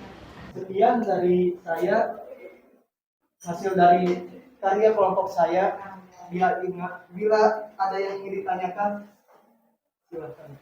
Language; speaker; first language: Indonesian; native; Indonesian